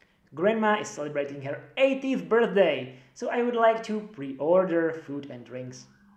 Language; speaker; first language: English; non-native, fluent; Czech